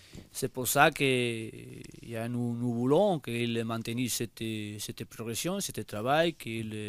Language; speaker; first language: French; non-native, learner; Spanish